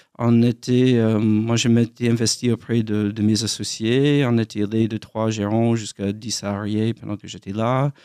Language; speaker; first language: French; non-native, fluent; English